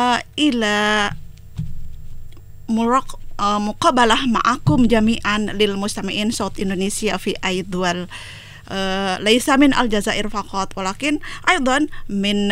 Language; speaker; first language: Arabic; non-native, fluent; Indonesian